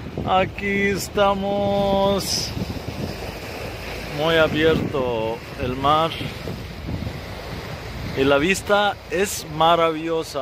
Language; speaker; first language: Spanish; non-native, fluent; Arabic